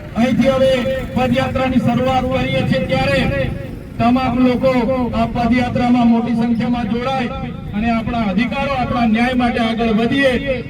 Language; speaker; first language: Gujarati; non-native, local second language; Vasavi